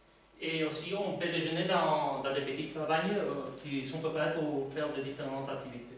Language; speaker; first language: French; non-native, learner; Spanish